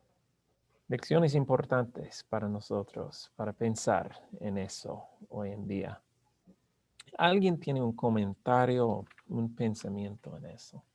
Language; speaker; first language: Spanish; non-native, learner; English